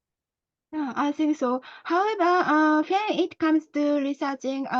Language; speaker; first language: English; non-native, learner; Japanese